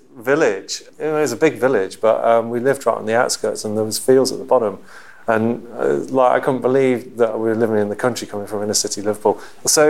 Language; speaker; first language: English; native; English